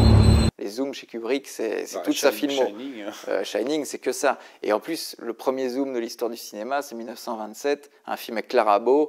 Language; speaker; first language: French; native; French